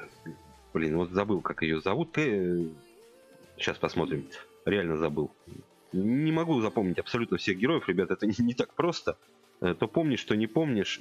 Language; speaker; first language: Russian; native; Russian